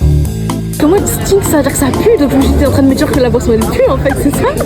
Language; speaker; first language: French; native; French